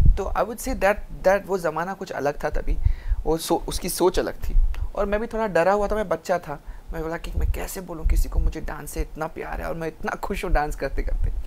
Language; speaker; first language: Hindi; non-native, local second language; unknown